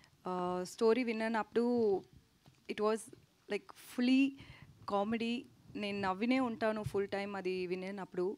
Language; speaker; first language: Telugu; non-native, learner; Tamil